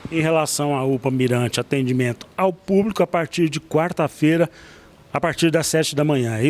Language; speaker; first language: Portuguese; native; Portuguese